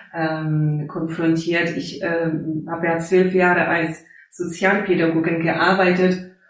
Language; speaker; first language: German; early bilingual, heritage; German